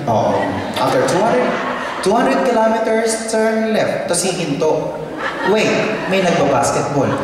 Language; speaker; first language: Filipino; native; Filipino